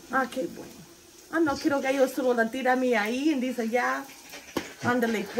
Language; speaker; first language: Spanish; non-native, learner; English